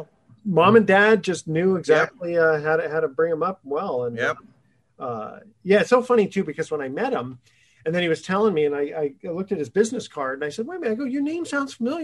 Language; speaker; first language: English; native; English